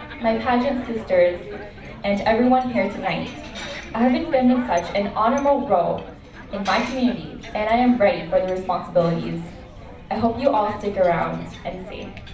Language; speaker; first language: English; early bilingual, other home language; Vietnamese